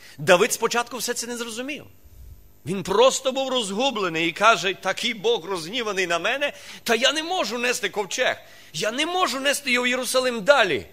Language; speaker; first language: Ukrainian; non-native, local second language; Russian